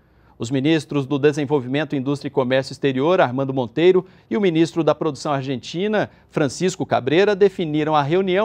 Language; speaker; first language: Portuguese; native; Portuguese